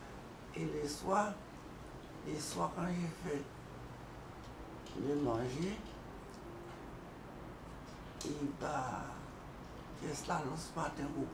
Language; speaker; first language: French; non-native, local second language; Guadeloupean Creole French